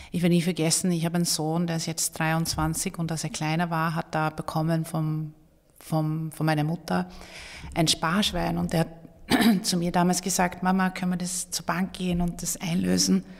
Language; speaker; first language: German; non-native, fluent; Swedish